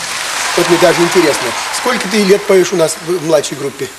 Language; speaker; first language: Russian; native; Russian